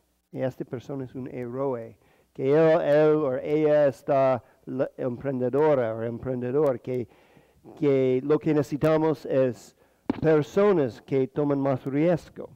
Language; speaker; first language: Spanish; non-native, fluent; English